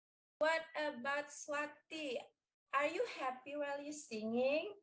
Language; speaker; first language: English; non-native, learner; Indonesian